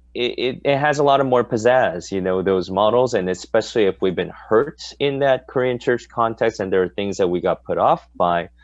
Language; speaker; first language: English; native; English